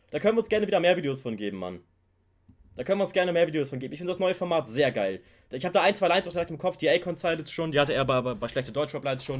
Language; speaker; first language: German; native; German